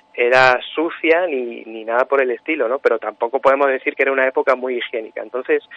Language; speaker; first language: Spanish; native; Spanish